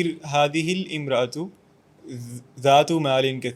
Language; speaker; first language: Arabic; non-native, learner; Urdu